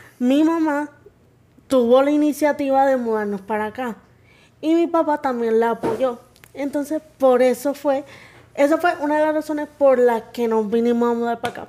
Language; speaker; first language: Spanish; native; Spanish